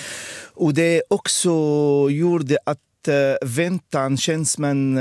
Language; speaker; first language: Swedish; non-native, fluent; Arabic